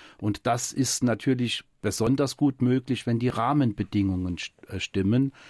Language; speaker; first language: German; early bilingual, other home language; Italian